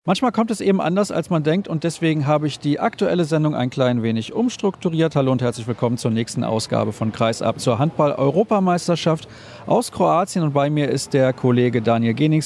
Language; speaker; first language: German; native; German